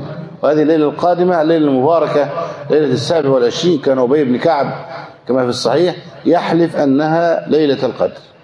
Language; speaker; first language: Arabic; native; Arabic